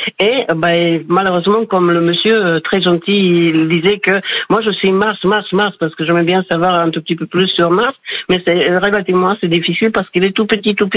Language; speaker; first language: French; non-native, fluent; Slovak